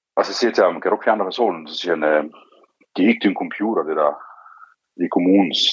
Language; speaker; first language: Danish; early bilingual, other home language; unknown